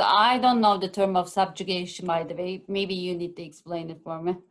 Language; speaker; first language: English; non-native, fluent; Turkish